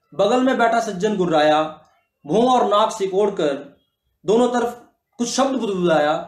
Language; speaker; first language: Hindi; native; Hindi